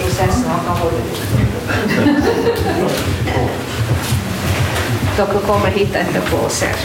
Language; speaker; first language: Norwegian; non-native, fluent; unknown